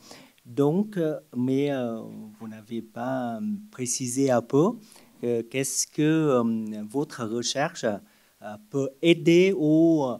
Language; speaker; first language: French; non-native, fluent; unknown